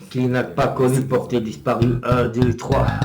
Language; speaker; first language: French; native; French